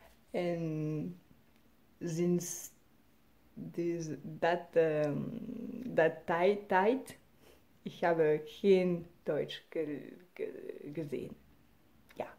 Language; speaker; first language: German; non-native, learner; French